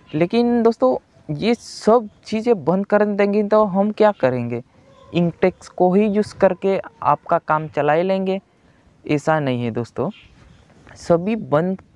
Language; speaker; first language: Hindi; non-native, local second language; Gujarati